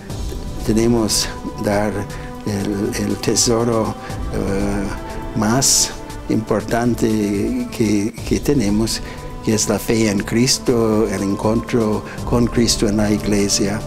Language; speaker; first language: Spanish; non-native, fluent; English